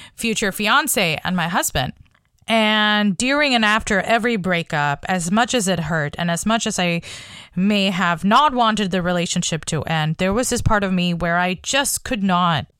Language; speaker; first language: English; non-native, local second language; Bangla